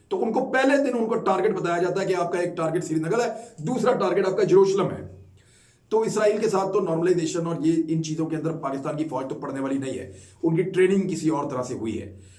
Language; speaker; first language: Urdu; native; Urdu